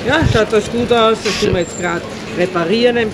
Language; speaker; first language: German; native; German